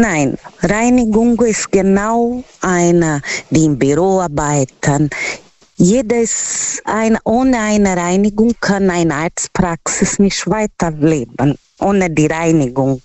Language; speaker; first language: German; non-native, learner; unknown